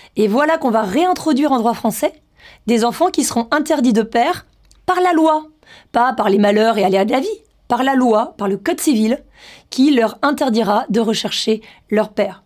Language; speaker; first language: French; native; French